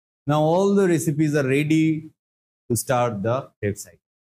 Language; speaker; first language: English; non-native, local second language; Bangla